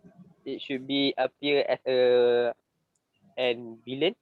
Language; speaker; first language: English; non-native, learner; Malay